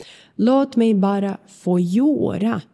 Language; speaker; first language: Swedish; non-native, fluent; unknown